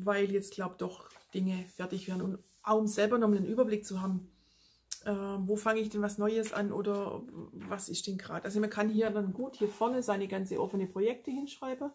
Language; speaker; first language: German; native; German